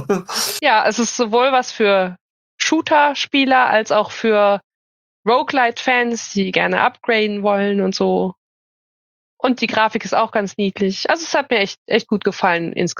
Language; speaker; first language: German; native; German